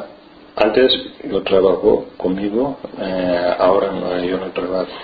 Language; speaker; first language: Spanish; non-native, learner; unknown